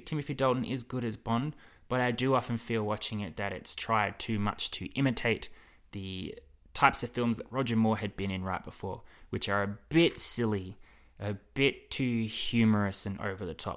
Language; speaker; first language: English; native; English